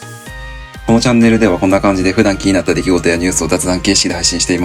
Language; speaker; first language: Japanese; native; Japanese